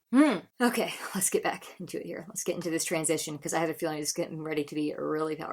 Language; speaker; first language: English; native; English